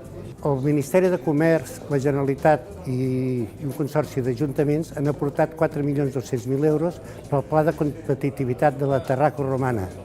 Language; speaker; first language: Catalan; native; Catalan